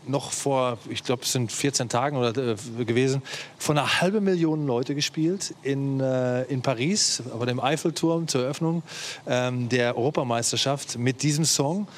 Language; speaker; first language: German; native; German